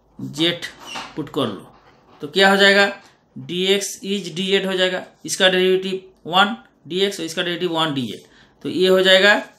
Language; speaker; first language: Hindi; non-native, local second language; Bangla